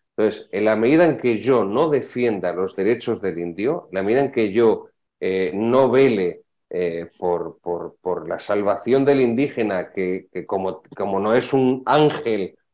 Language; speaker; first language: Spanish; native; Spanish